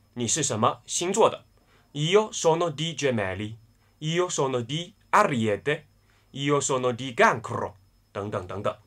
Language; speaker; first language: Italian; non-native, fluent; Chinese